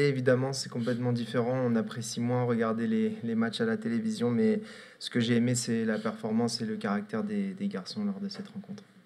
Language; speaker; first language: French; native; French